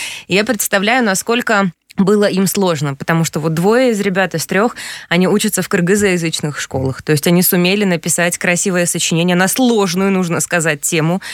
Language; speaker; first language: Russian; native; Russian